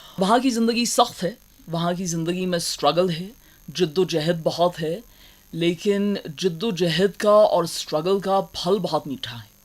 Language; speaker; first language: Urdu; non-native, local second language; Kashmiri